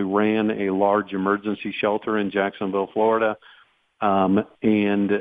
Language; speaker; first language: English; native; English